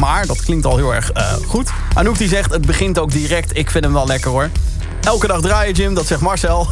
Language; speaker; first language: Dutch; native; Dutch